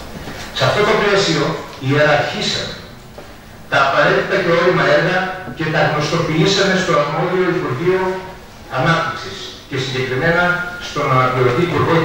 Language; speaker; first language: Greek; native; Greek